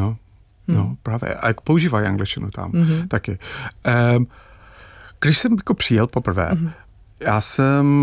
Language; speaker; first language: Czech; non-native, fluent; English